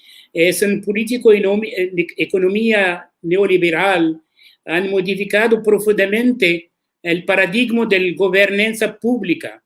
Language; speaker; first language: Spanish; non-native, learner; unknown